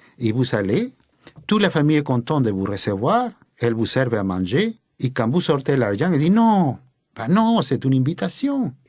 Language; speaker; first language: French; non-native, fluent; Spanish